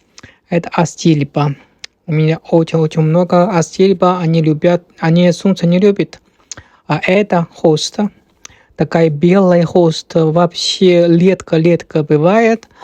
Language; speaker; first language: Russian; non-native, learner; Chinese